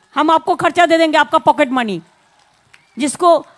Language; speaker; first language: Hindi; non-native, local second language; Bangla